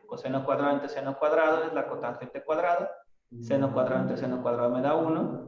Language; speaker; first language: Spanish; native; Spanish